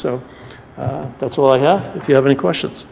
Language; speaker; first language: English; native; English